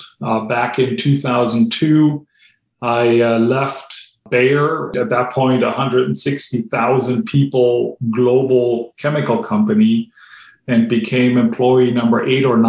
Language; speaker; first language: English; non-native, fluent; German